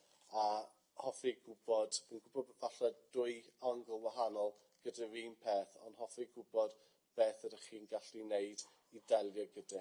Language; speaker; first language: Welsh; non-native, fluent; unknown